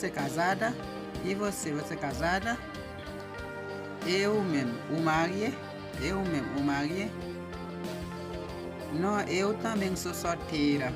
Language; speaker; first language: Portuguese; non-native, learner; Haitian Creole